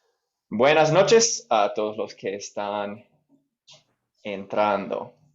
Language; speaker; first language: Spanish; non-native, fluent; English